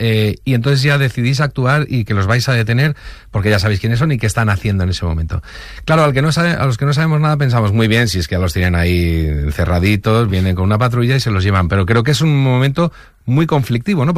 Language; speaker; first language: Spanish; native; Spanish